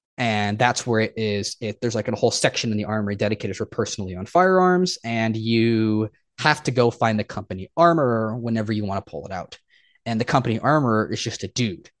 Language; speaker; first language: English; native; English